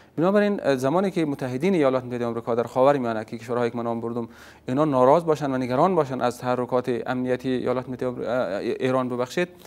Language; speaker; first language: Persian; native; Persian